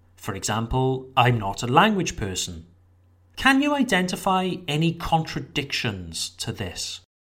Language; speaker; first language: English; native; English